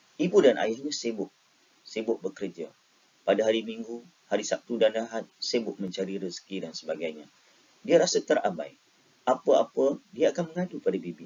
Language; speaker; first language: Malay; native; Malay